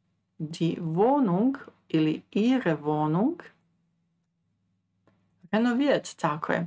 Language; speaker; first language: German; non-native, fluent; Croatian